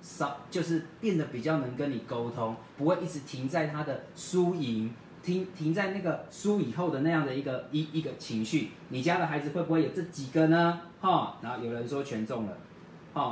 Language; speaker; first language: Chinese; native; Chinese